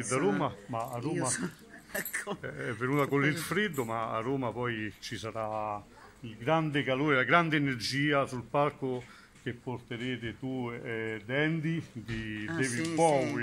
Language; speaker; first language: Italian; native; Italian